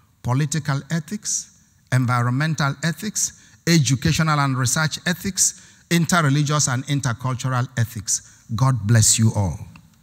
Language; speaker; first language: English; non-native, local second language; Igbo